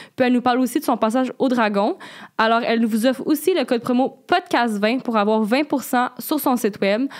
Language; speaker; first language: French; native; French